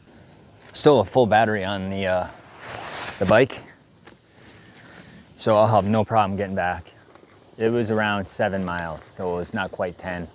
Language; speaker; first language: English; native; English